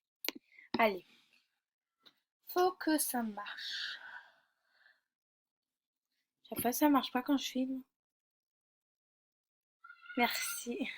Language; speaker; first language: French; native; French